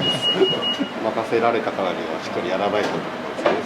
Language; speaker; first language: Japanese; native; Japanese